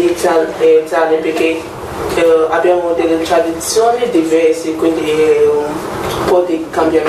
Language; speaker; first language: Italian; non-native, learner; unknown